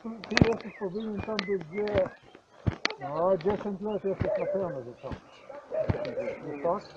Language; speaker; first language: Polish; non-native, learner; Slovenian